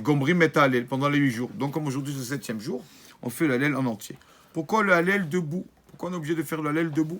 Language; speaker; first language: French; native; French